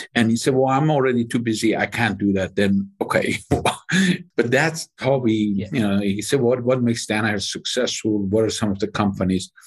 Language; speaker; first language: English; non-native, fluent; Persian